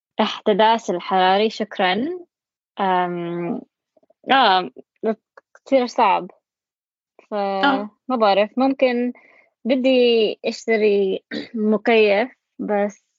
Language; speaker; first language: Arabic; non-native, learner; English